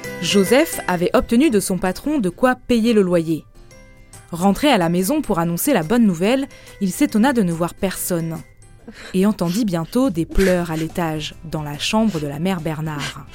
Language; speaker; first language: French; native; French